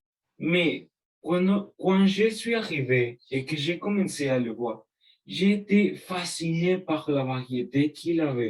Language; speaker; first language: French; non-native, learner; Spanish